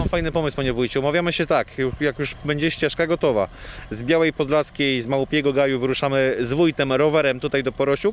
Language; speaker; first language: Polish; native; Polish